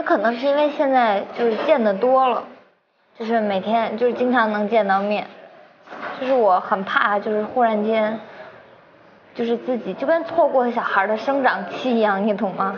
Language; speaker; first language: Chinese; native; Chinese